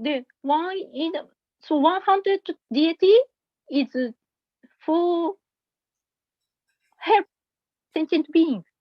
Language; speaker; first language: English; non-native, learner; Japanese